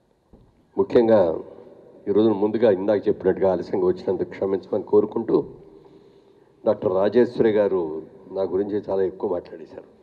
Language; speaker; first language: Telugu; native; Telugu